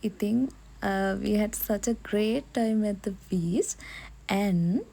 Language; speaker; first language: English; non-native, local second language; Sinhala